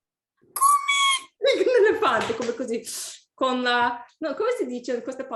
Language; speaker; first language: Italian; non-native, learner; English